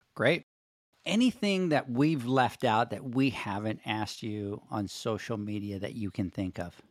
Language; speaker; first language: English; non-native, local second language; Spanish